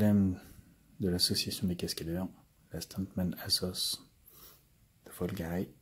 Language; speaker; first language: French; native; French